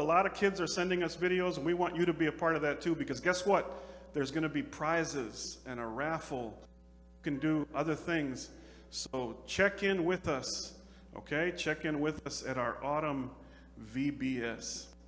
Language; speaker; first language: English; native; English